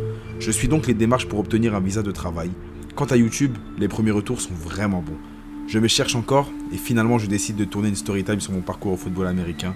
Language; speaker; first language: French; native; French